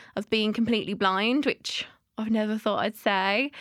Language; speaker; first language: English; native; English